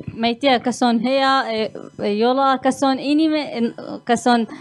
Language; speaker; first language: Estonian; non-native, learner; Arabic